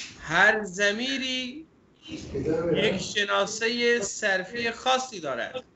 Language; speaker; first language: Persian; non-native, fluent; Urdu